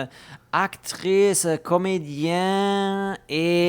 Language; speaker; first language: French; non-native, fluent; German